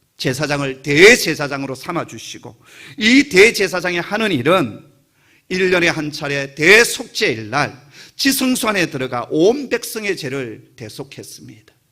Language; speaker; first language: Korean; native; Korean